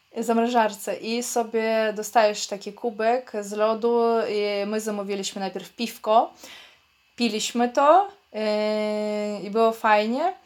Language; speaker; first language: Polish; native; Polish